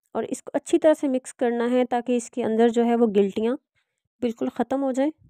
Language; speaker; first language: Urdu; non-native, local second language; Punjabi